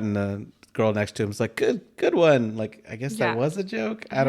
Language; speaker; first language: English; native; English